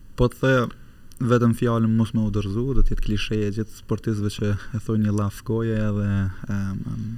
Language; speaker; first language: Albanian; native; Albanian